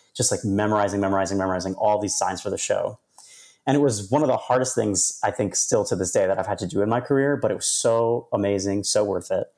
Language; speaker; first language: English; native; English